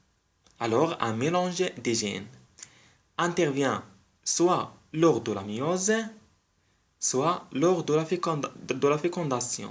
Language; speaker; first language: French; non-native, local second language; Arabic